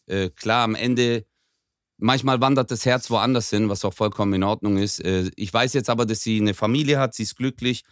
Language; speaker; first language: German; early bilingual, other home language; Turkish